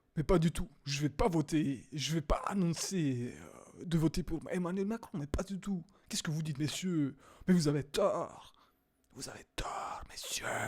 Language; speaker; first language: French; non-native, fluent; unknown